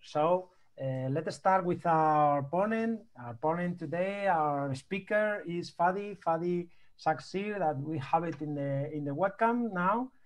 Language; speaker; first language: English; non-native, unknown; Spanish